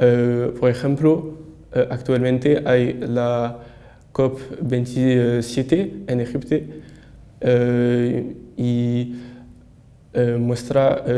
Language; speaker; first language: Spanish; non-native, learner; French